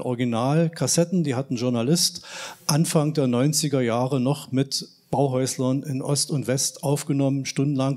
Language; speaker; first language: German; native; German